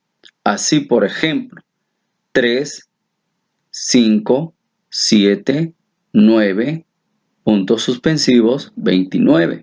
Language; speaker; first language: Spanish; native; Spanish